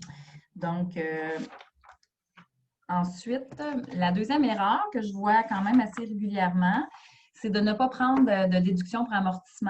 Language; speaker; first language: French; native; French